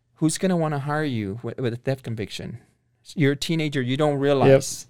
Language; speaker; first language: English; native; English